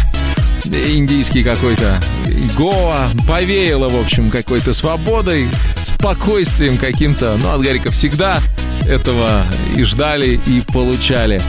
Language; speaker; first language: Russian; native; Russian